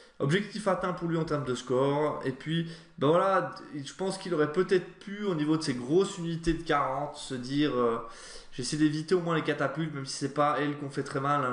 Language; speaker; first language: French; native; French